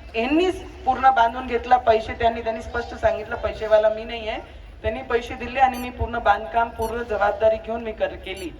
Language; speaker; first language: Marathi; non-native, local second language; Punjabi